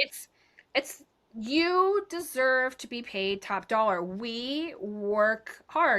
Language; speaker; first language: English; native; English